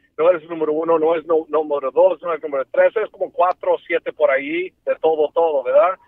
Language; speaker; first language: Spanish; early bilingual, heritage; Spanish